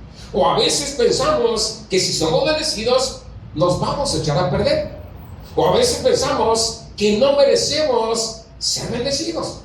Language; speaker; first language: Spanish; native; Spanish